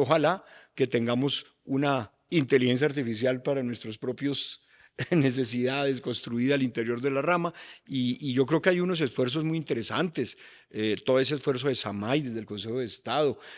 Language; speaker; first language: Spanish; native; Spanish